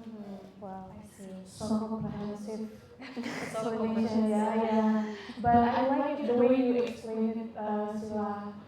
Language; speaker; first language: English; non-native, fluent; Indonesian